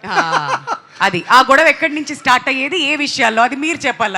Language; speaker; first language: Telugu; native; Telugu